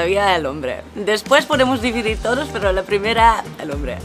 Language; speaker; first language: Spanish; non-native, fluent; Dutch